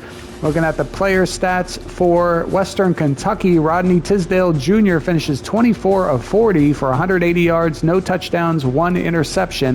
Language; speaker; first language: English; native; English